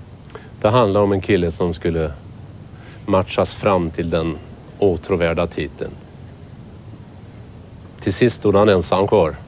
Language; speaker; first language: Swedish; native; Swedish